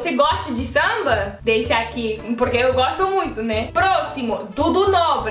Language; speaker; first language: Portuguese; non-native, learner; Dutch